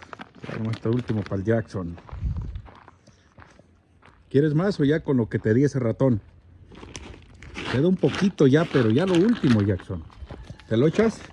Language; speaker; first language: Spanish; native; Spanish